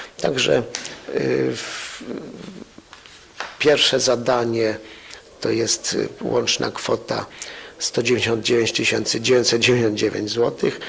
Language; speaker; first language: Polish; native; Polish